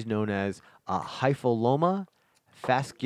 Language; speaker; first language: English; native; English